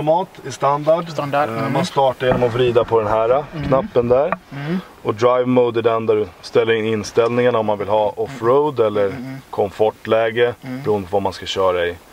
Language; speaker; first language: Swedish; native; Swedish